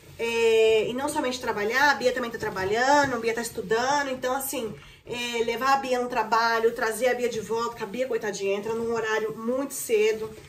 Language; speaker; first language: Portuguese; native; Portuguese